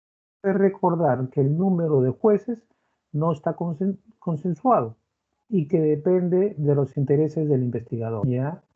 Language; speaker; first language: Spanish; native; Spanish